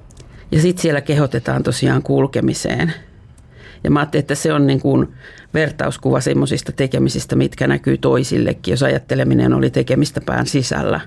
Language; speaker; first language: Finnish; native; Finnish